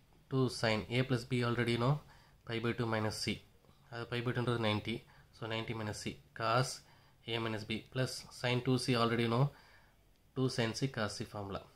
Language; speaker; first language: English; non-native, local second language; Tamil